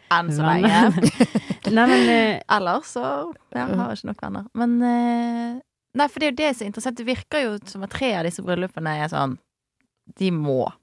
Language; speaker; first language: Norwegian; native; Norwegian